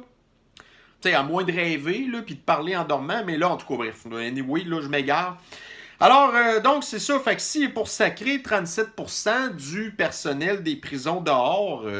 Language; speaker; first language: French; native; French